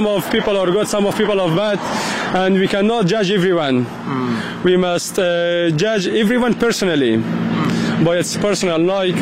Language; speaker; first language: English; non-native, learner; Persian